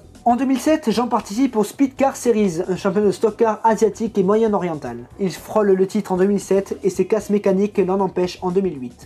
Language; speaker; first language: French; native; French